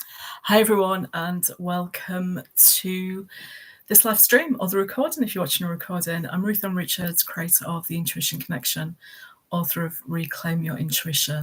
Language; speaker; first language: English; native; English